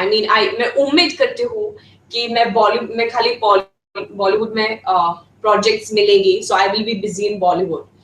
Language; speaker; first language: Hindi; non-native, fluent; Swedish